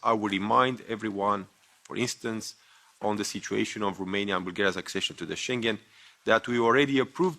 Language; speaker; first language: English; non-native, fluent; Romanian